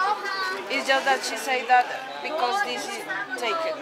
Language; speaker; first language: English; non-native, learner; Spanish